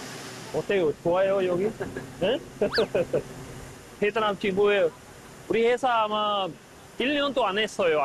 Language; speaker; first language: Korean; non-native, learner; Urdu